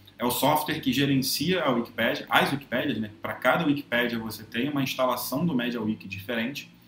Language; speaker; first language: Portuguese; native; Portuguese